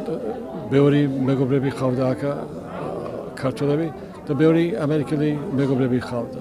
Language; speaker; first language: Georgian; early bilingual, heritage; Georgian